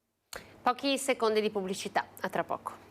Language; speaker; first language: Italian; native; Italian